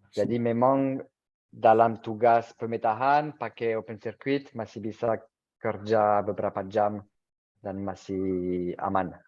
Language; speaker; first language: Indonesian; non-native, fluent; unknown